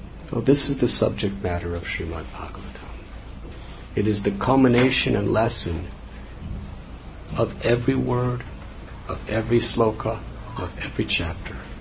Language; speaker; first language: English; native; English